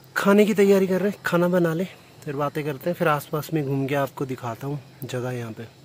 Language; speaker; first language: Hindi; non-native, local second language; Punjabi